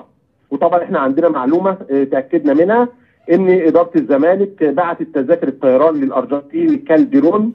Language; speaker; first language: Arabic; native; Arabic